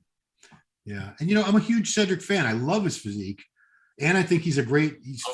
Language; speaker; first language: English; native; English